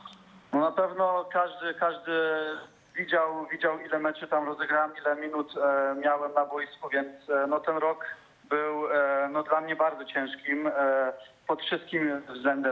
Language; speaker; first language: Polish; early bilingual, heritage; Polish